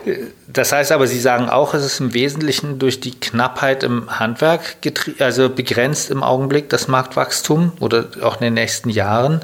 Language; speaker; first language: German; native; German